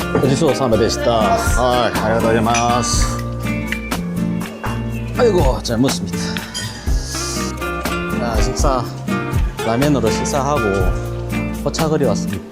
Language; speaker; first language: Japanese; non-native, learner; Korean